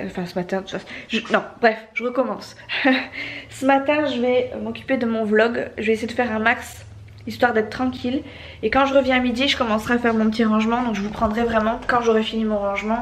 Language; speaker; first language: French; native; French